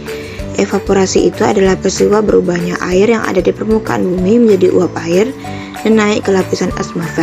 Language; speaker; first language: Indonesian; native; Indonesian